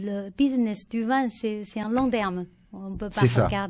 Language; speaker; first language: French; non-native, learner; Chinese